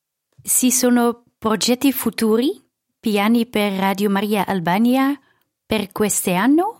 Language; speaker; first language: Italian; non-native, learner; Dutch